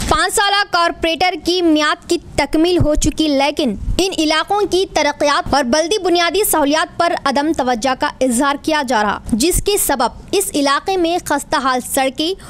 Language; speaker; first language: Urdu; native; Urdu